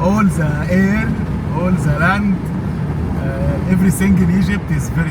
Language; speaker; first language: English; non-native, learner; Arabic